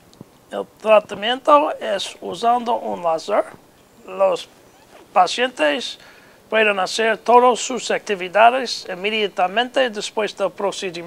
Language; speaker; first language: Spanish; non-native, learner; English